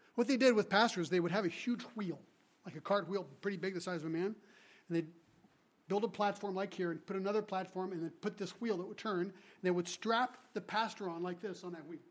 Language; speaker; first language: English; early bilingual, other home language; French